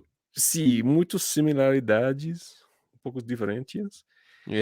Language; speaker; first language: Portuguese; non-native, learner; English